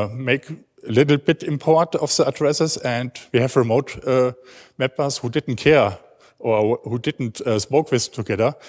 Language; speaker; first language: English; non-native, learner; German